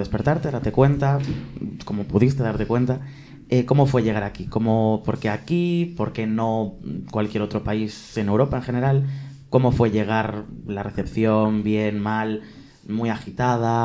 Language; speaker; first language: Spanish; native; Spanish